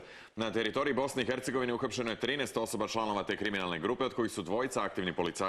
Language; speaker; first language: Serbian; native; Serbian